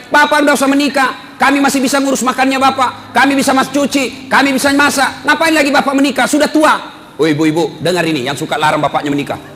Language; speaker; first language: Indonesian; non-native, local second language; Buginese